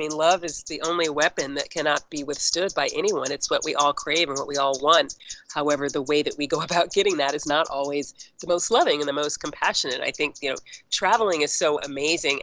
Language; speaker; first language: English; native; English